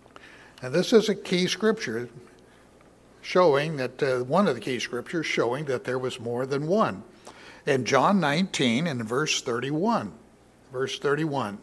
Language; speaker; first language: English; native; English